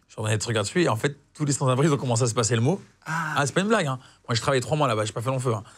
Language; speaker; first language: French; native; French